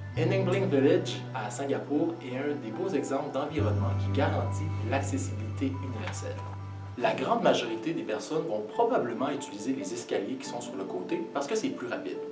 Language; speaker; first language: French; native; French